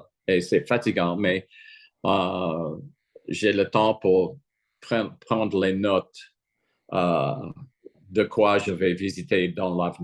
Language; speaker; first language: French; non-native, fluent; English